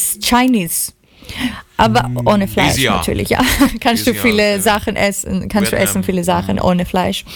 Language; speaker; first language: German; non-native, learner; Greek